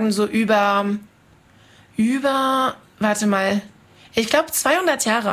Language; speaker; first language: German; non-native, fluent; French